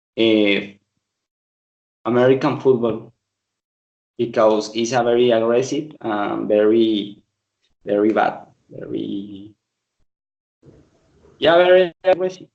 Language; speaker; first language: English; non-native, learner; Spanish